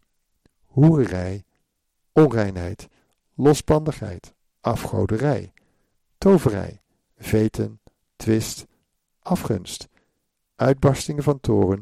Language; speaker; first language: Dutch; native; Dutch